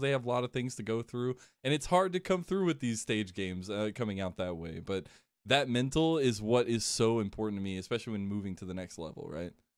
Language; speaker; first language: English; native; English